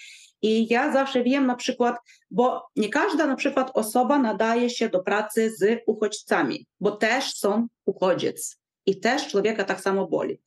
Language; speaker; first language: Polish; non-native, fluent; Ukrainian